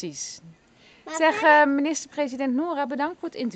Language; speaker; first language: Dutch; native; Dutch